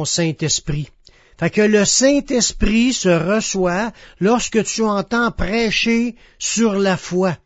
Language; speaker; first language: French; native; French